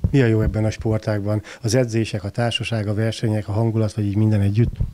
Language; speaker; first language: Hungarian; native; Hungarian